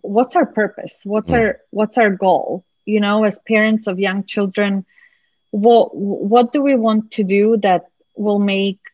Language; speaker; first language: English; non-native, fluent; Macedonian